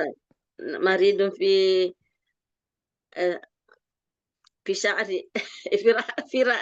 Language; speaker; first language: Arabic; non-native, learner; Indonesian